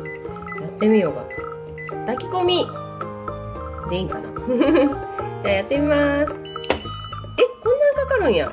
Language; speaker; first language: Japanese; native; Japanese